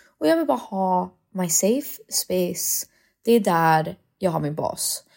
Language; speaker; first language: Swedish; early bilingual, heritage; Swedish